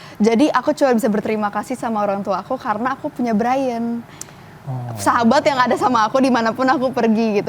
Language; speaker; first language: Indonesian; early bilingual, other home language; English